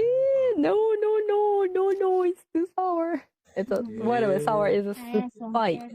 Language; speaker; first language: English; non-native, learner; Japanese